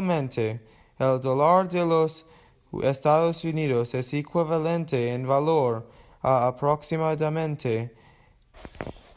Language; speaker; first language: Spanish; non-native, learner; English